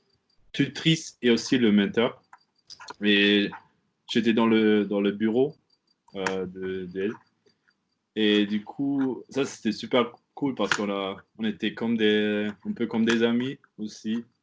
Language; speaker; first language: French; non-native, learner; German